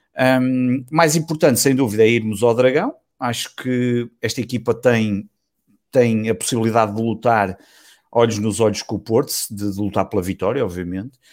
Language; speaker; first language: Portuguese; native; Portuguese